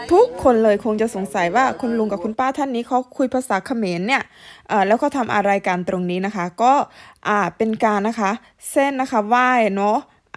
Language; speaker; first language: Thai; native; Thai